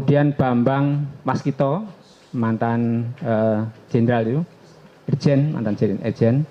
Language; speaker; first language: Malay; non-native, local second language; Javanese